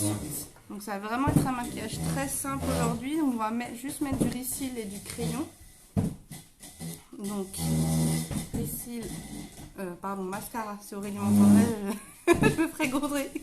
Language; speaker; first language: French; native; French